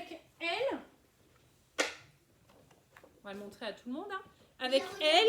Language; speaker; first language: French; native; French